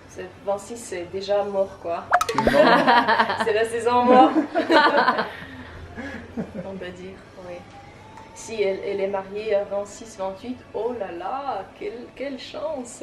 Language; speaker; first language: French; non-native, fluent; Tajik